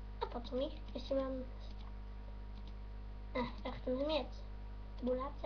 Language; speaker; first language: Polish; native; Polish